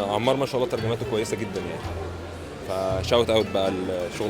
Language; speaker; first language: Arabic; native; Arabic